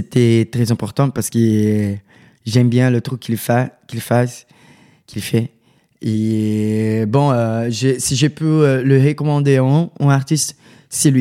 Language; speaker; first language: French; non-native, fluent; Portuguese